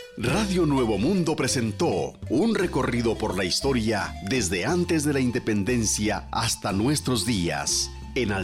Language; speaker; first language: Spanish; native; Spanish